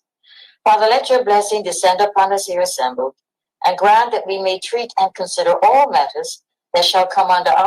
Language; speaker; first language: English; native; English